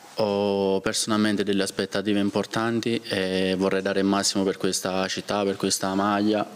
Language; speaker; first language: Italian; native; Italian